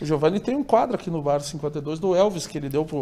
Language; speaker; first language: Portuguese; native; Portuguese